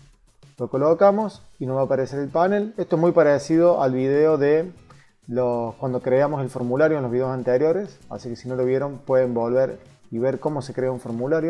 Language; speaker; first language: Spanish; native; Spanish